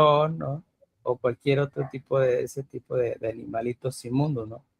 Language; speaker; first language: Spanish; native; Spanish